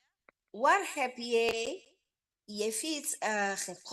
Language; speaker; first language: Dutch; non-native, learner; Indonesian